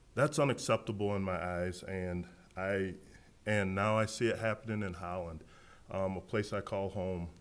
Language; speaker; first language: English; native; English